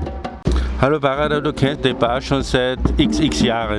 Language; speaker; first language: German; native; German